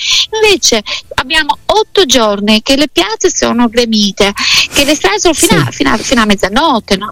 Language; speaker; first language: Italian; non-native, fluent; Albanian